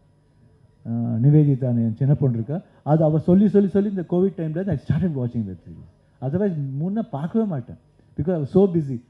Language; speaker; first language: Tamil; non-native, local second language; Kannada